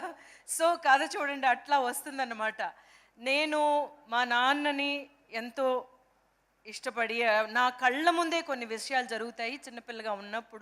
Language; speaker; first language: Telugu; native; Telugu